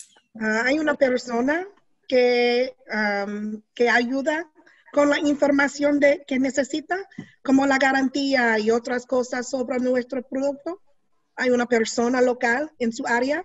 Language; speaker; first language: Spanish; non-native, learner; English